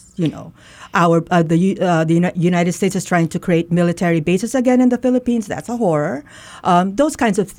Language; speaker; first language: English; non-native, local second language; Waray